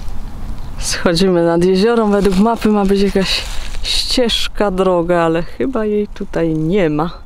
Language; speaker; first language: Polish; native; Polish